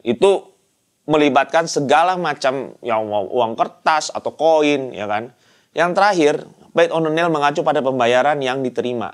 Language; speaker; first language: Indonesian; native; Indonesian